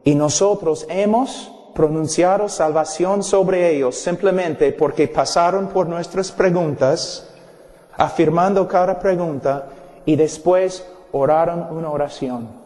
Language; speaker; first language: Spanish; non-native, fluent; English